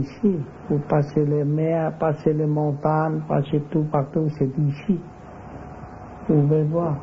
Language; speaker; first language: French; non-native, learner; Vietnamese